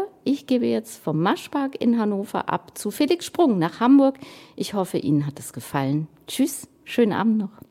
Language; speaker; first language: German; native; German